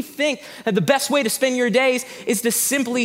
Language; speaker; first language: English; native; English